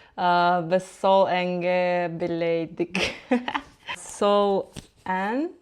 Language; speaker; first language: Kazakh; non-native, learner; Yakut